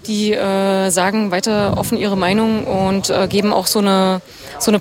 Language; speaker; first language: German; native; German